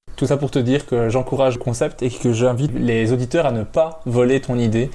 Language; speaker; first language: French; native; French